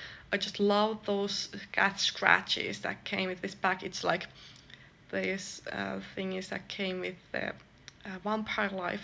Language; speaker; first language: English; non-native, fluent; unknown